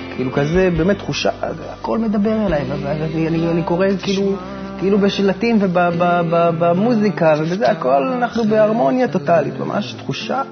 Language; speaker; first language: Hebrew; native; Hebrew